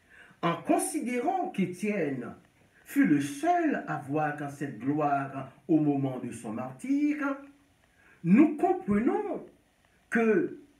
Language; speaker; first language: French; non-native, local second language; Haitian Creole